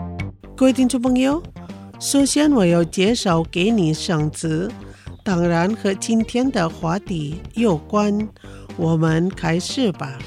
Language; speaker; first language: Chinese; non-native, fluent; Indonesian